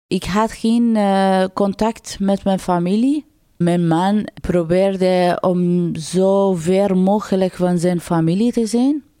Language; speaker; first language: Dutch; non-native, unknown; Persian